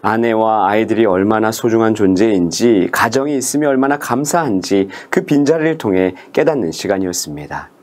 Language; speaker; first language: Korean; native; Korean